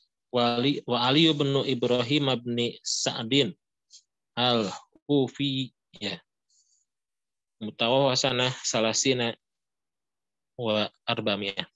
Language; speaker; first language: Arabic; non-native, fluent; Indonesian